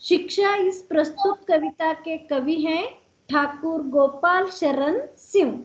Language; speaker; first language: Hindi; non-native, local second language; Kannada